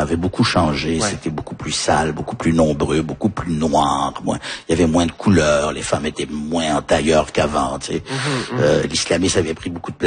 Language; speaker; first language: French; early bilingual, heritage; French